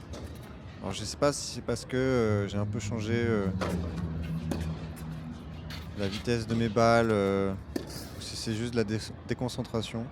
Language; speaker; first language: French; native; French